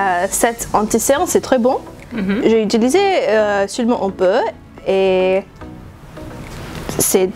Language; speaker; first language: French; non-native, learner; English